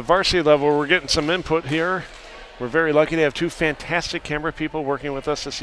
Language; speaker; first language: English; native; English